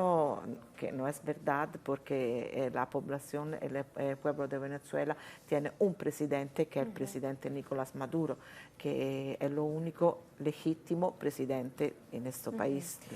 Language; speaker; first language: Spanish; non-native, fluent; Italian